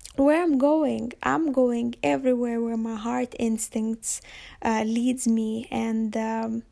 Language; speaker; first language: English; non-native, fluent; Lithuanian